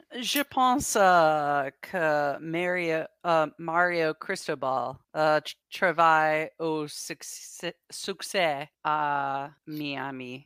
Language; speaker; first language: French; non-native, learner; English